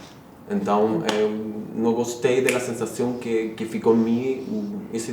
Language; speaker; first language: Portuguese; non-native, fluent; Spanish